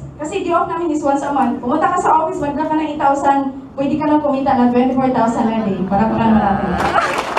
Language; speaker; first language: Filipino; non-native, local second language; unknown